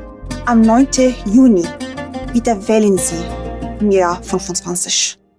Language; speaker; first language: German; non-native, learner; Arabic